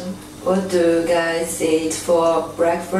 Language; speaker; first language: English; non-native, learner; Chinese